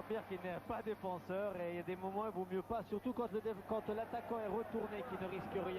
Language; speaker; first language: French; native; French